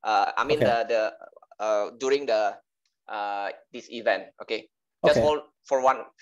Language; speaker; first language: English; non-native, learner; Indonesian